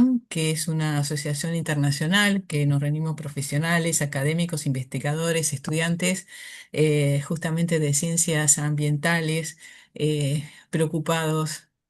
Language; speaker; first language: Spanish; native; Spanish